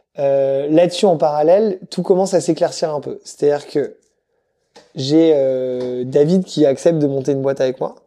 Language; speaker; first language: French; native; French